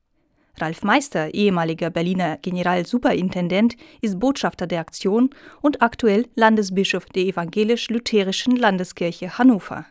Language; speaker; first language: German; native; German